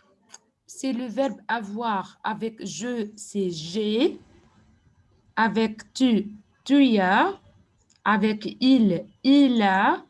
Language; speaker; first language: French; non-native, fluent; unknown